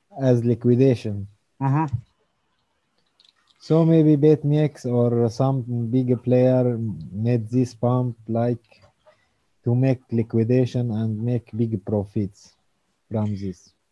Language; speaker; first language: English; non-native, learner; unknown